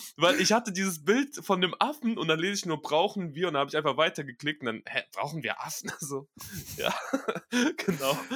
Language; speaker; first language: German; early bilingual, other home language; Russian